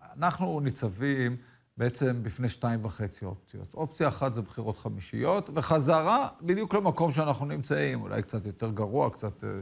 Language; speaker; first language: Hebrew; native; Hebrew